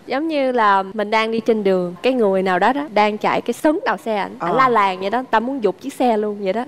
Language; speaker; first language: Vietnamese; native; Vietnamese